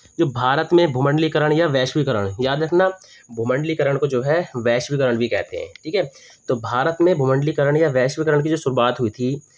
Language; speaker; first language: Hindi; native; Hindi